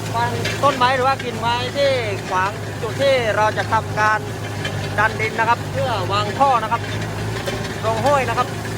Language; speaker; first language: Thai; native; Thai